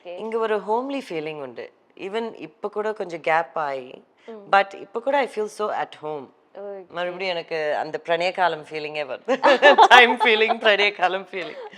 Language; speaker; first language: Tamil; early bilingual, heritage; Tamil